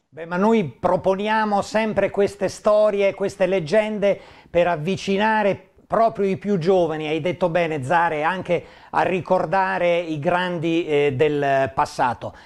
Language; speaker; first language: Italian; native; Italian